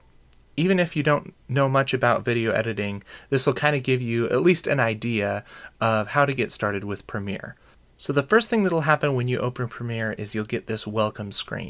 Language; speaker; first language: English; native; English